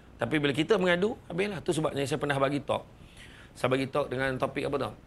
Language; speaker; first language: Malay; native; Malay